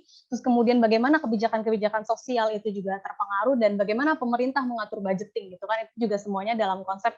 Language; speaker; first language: Indonesian; native; Indonesian